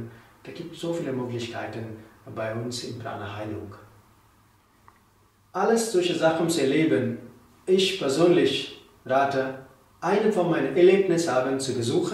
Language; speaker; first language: German; non-native, learner; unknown